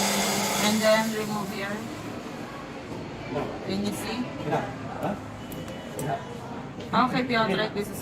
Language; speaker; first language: English; non-native, local second language; Filipino